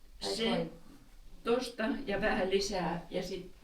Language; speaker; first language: Finnish; native; Finnish